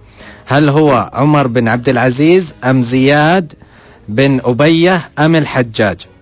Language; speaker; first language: Arabic; native; Arabic